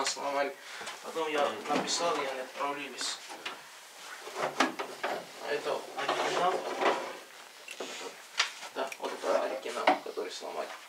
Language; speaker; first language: Russian; non-native, learner; Georgian